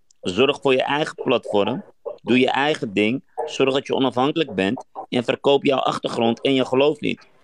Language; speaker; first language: Dutch; early bilingual, other home language; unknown